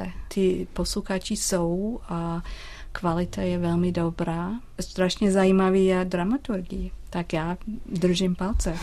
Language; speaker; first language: Czech; non-native, fluent; English